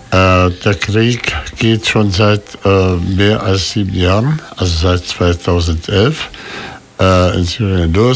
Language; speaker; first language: German; non-native, fluent; Arabic